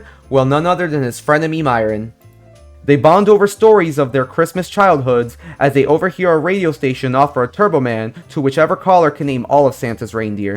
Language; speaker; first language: English; native; English